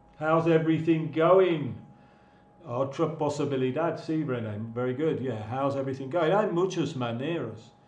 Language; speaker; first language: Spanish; non-native, fluent; English